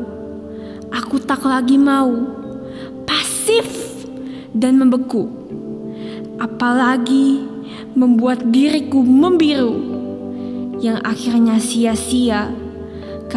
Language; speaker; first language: Indonesian; native; Indonesian